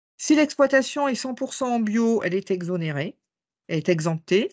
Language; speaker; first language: French; native; French